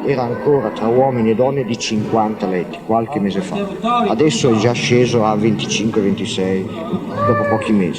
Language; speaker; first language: Italian; native; Italian